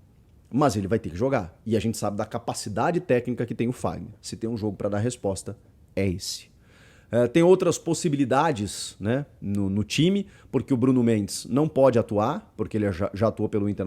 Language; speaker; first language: Portuguese; native; Portuguese